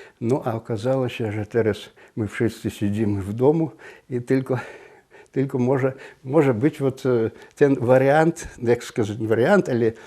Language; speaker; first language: Polish; non-native, local second language; Belarusian